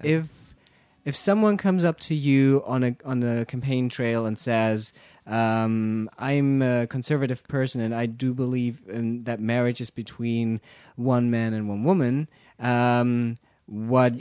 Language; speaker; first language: English; non-native, fluent; German